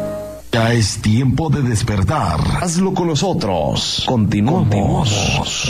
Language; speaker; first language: Spanish; native; Spanish